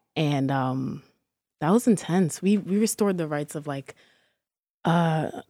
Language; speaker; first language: English; native; English